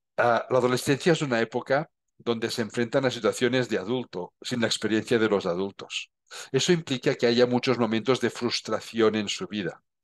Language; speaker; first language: Spanish; non-native, local second language; Catalan